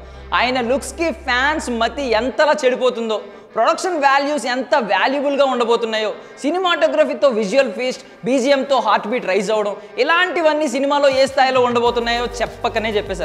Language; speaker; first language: Telugu; native; Telugu